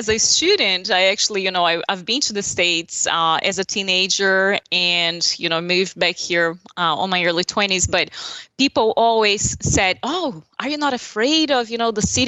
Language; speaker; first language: English; non-native, fluent; Portuguese